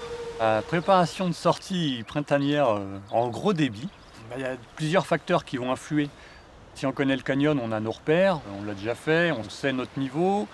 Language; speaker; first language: French; native; French